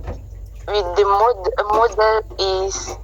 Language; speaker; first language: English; non-native, learner; French